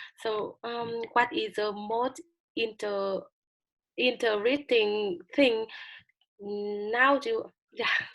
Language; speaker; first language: English; non-native, learner; Vietnamese